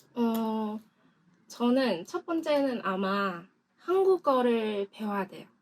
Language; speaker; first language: Korean; non-native, fluent; Vietnamese